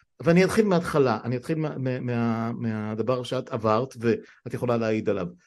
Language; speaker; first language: Hebrew; native; Hebrew